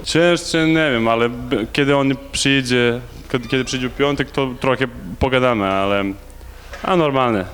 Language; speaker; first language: Polish; non-native, learner; Serbian